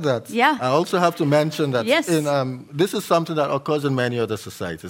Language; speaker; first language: English; native; English